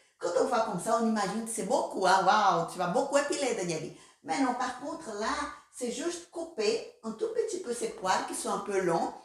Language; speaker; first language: French; non-native, fluent; Portuguese